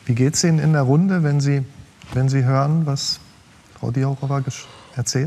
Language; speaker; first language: German; native; German